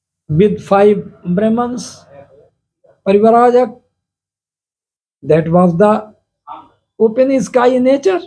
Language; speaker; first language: English; non-native, local second language; Hindi